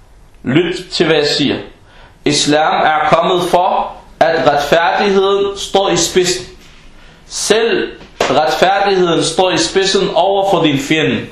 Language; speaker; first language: Danish; non-native, fluent; Arabic